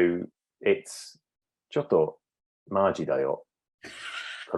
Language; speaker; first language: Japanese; non-native, learner; English